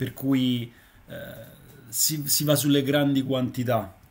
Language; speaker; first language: Italian; native; Italian